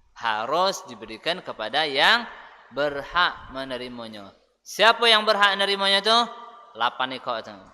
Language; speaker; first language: Malay; native; Malay